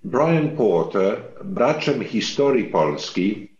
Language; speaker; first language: Polish; non-native, learner; English